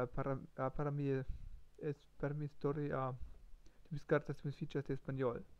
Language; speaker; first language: Spanish; non-native, learner; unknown